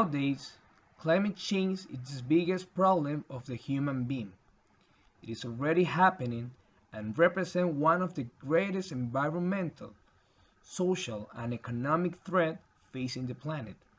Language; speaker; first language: English; non-native, learner; Spanish